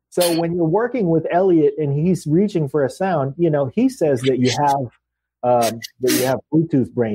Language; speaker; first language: English; native; English